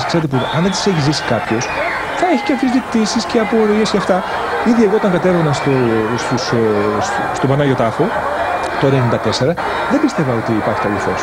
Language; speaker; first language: Greek; native; Greek